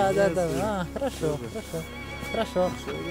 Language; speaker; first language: Russian; non-native, learner; Italian